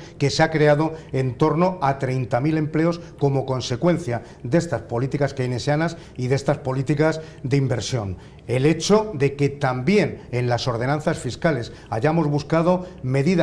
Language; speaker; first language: Spanish; native; Spanish